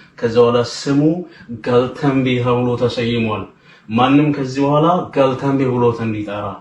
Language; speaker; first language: Amharic; non-native, local second language; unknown